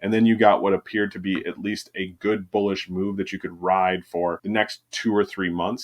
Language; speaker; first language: English; native; English